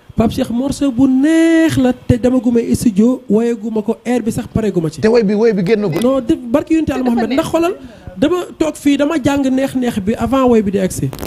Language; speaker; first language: Wolof; non-native, local second language; Fula